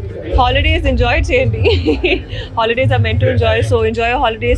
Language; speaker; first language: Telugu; non-native, learner; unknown